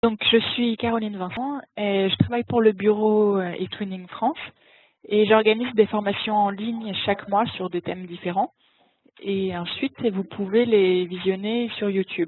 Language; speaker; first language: French; native; French